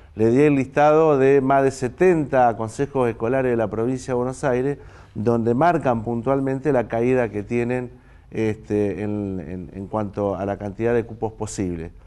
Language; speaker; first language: Spanish; native; Spanish